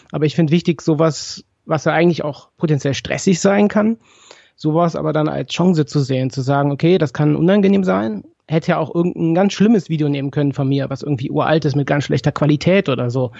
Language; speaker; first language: German; native; German